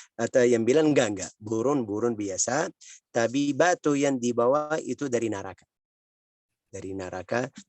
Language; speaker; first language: Indonesian; non-native, learner; Arabic